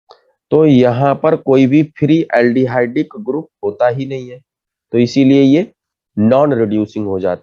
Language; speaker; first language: Hindi; native; Hindi